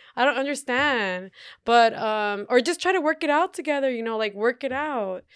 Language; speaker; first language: English; native; English